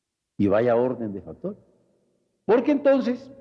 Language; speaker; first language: Spanish; native; Spanish